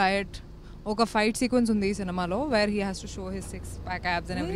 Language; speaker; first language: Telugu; non-native, fluent; Hindi